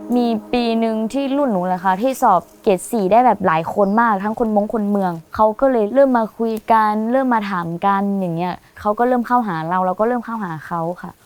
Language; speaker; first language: Thai; non-native, local second language; Hmong